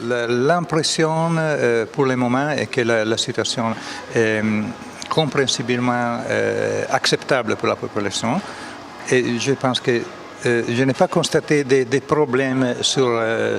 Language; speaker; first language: French; non-native, fluent; Italian